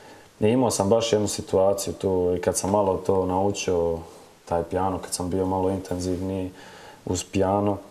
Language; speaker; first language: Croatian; early bilingual, heritage; Croatian